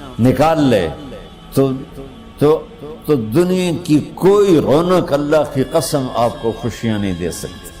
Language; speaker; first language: Urdu; non-native, local second language; Punjabi